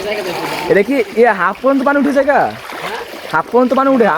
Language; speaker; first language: Hindi; non-native, learner; Bangla